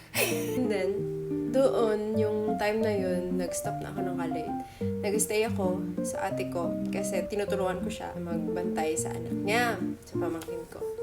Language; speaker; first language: Filipino; non-native, local second language; Hiligaynon